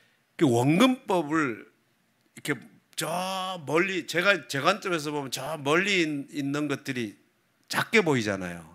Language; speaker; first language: Korean; native; Korean